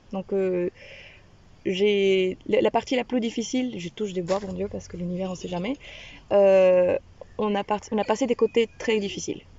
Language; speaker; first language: French; non-native, fluent; Spanish